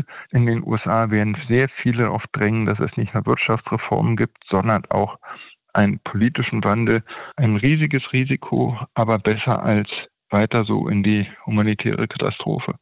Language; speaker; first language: German; native; German